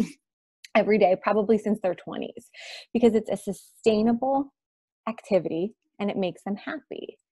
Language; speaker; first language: English; native; English